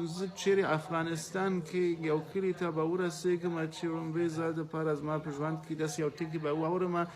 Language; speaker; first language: Pashto; non-native, fluent; German